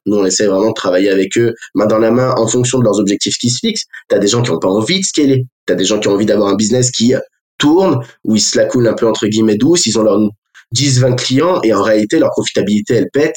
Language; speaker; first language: French; native; French